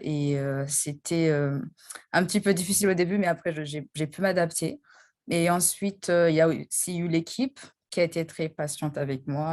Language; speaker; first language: French; non-native, local second language; Rundi